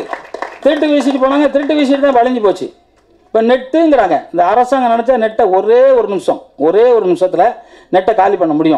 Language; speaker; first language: Tamil; native; Tamil